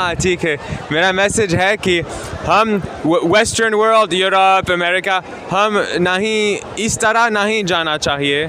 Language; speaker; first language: Hindi; non-native, learner; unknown